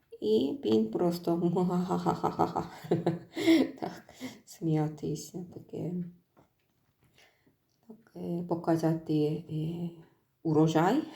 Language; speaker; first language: Ukrainian; non-native, learner; Korean